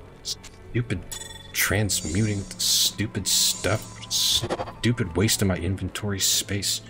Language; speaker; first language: English; native; English